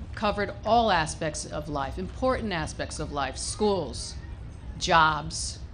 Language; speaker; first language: English; native; English